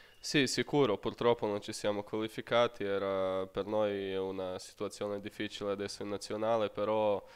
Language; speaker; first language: Italian; non-native, fluent; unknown